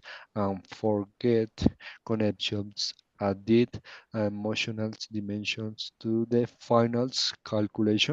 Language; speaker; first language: English; non-native, learner; Spanish